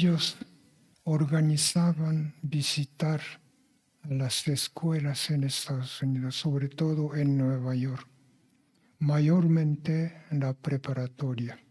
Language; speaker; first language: Spanish; non-native, fluent; Japanese